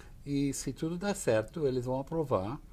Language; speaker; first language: Portuguese; non-native, fluent; English